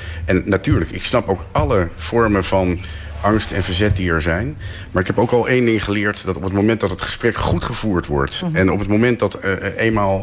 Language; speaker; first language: Dutch; native; Dutch